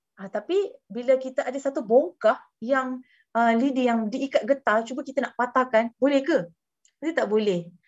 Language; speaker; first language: Malay; native; Malay